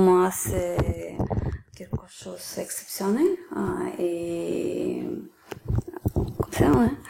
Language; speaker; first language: French; non-native, learner; Ukrainian